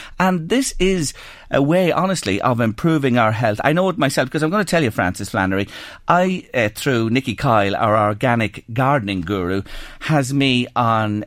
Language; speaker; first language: English; native; English